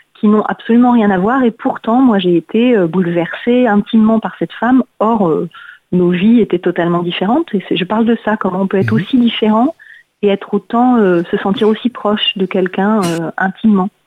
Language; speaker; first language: French; native; French